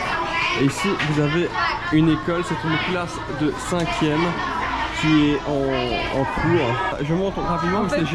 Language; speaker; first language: French; native; French